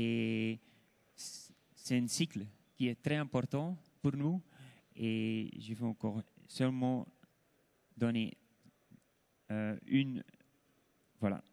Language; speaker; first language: French; non-native, local second language; Dutch